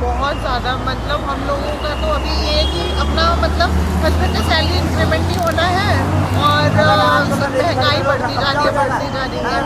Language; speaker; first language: Hindi; native; Hindi